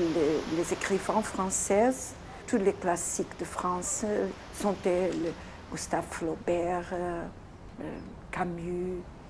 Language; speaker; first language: French; non-native, fluent; Portuguese